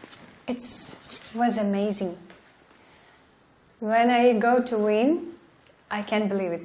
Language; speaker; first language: English; non-native, learner; Russian